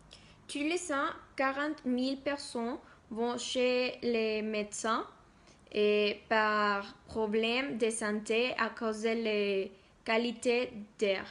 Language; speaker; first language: French; non-native, learner; Spanish